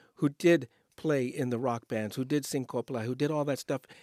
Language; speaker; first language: English; native; English